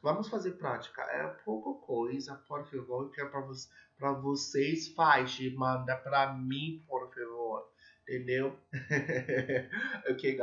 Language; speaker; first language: Portuguese; non-native, fluent; English